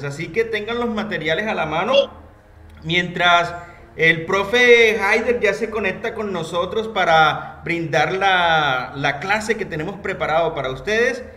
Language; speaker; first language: Spanish; native; Spanish